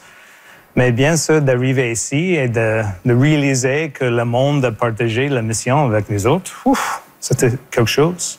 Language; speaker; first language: French; non-native, local second language; English